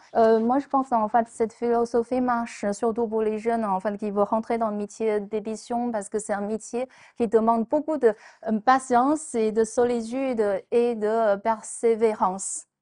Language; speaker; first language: French; non-native, fluent; Chinese